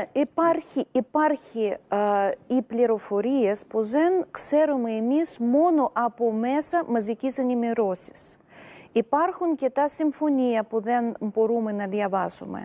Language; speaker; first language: Greek; non-native, learner; Russian